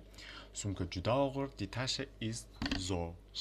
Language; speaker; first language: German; non-native, fluent; Uzbek